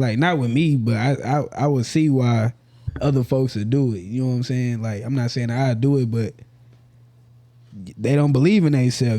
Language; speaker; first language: English; native; English